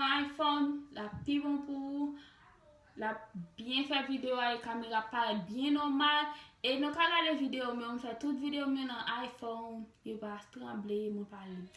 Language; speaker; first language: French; non-native, learner; Haitian Creole